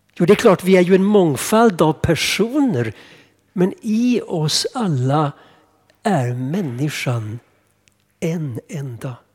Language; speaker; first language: Swedish; native; Swedish